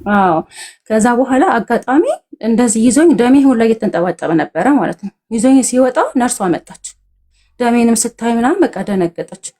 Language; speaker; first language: Amharic; native; Amharic